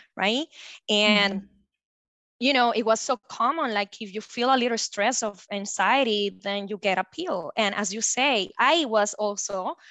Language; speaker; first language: English; non-native, fluent; Spanish